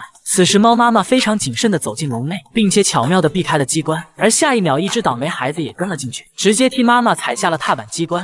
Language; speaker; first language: Chinese; native; Chinese